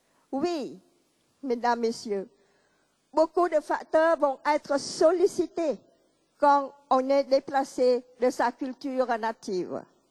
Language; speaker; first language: French; non-native, fluent; Khmer